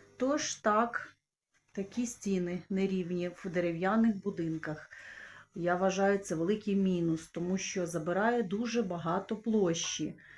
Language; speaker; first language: Ukrainian; non-native, local second language; Russian